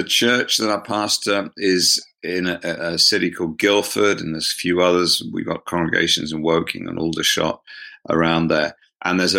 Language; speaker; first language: English; native; English